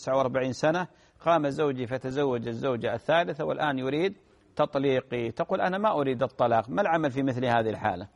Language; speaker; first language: Arabic; native; Arabic